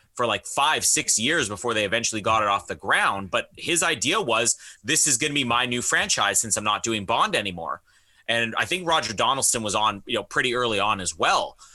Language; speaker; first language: English; native; English